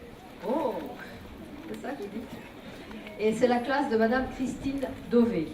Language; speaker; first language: French; native; French